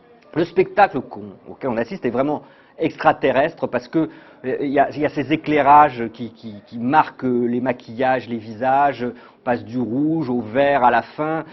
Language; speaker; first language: French; native; French